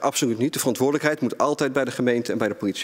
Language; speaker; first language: Dutch; native; Dutch